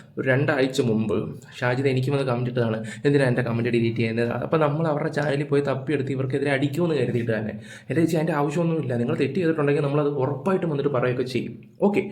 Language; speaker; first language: Malayalam; native; Malayalam